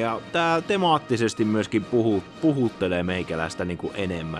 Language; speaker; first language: Finnish; native; Finnish